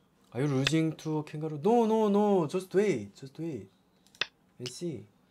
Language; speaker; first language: English; non-native, learner; Korean